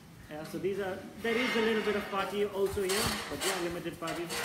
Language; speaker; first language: English; non-native, local second language; Konkani